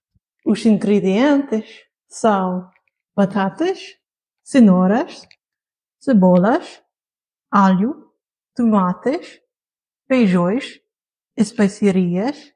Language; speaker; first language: Portuguese; non-native, learner; English